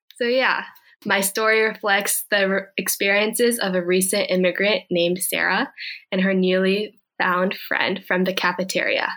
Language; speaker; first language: English; early bilingual, other home language; Korean